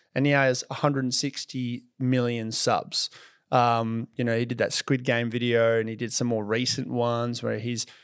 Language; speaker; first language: English; native; English